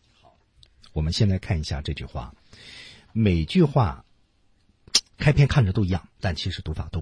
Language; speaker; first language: Chinese; native; Chinese